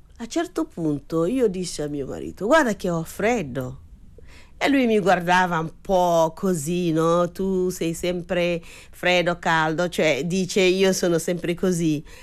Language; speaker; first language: Italian; non-native, fluent; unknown